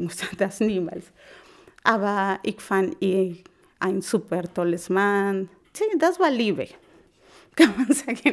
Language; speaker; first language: German; non-native, learner; Spanish